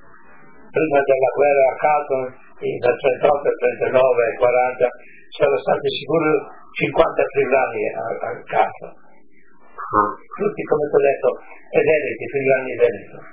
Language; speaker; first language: Italian; non-native, local second language; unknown